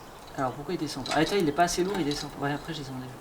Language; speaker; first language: French; native; French